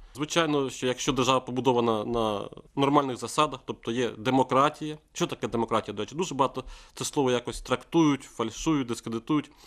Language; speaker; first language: Ukrainian; native; Ukrainian